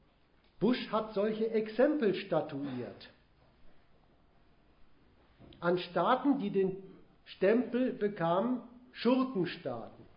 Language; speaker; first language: German; native; German